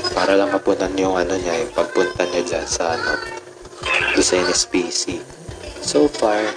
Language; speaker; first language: Filipino; native; Filipino